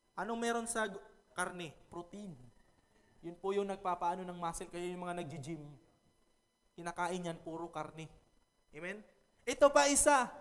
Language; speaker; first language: Filipino; non-native, local second language; Cebuano